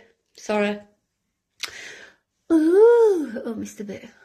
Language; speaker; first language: English; native; English